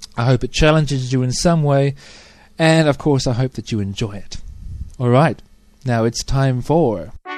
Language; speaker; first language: English; native; English